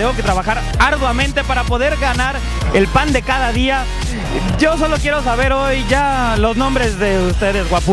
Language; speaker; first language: Spanish; native; Spanish